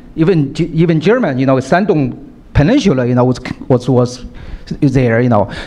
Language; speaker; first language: English; non-native, fluent; Chinese